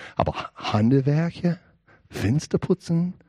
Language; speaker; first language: German; non-native, learner; English